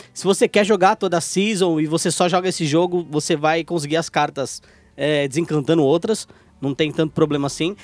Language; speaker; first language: Portuguese; native; Portuguese